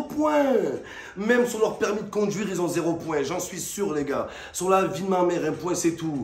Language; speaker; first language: French; native; French